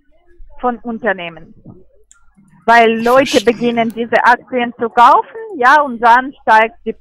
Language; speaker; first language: German; non-native, learner; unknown